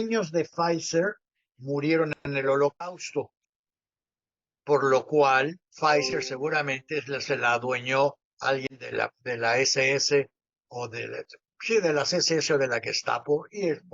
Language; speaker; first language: Spanish; native; Spanish